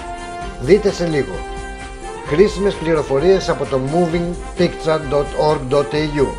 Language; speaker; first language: Greek; native; Greek